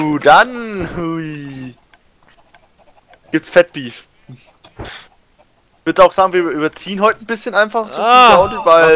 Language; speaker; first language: German; native; German